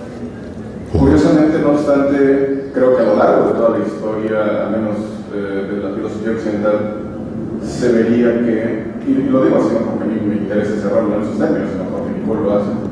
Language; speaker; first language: Spanish; native; Spanish